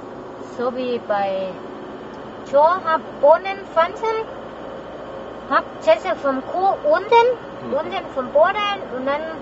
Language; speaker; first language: German; non-native, learner; Thai